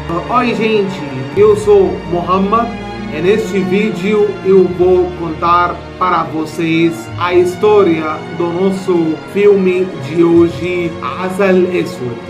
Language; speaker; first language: Portuguese; non-native, fluent; Arabic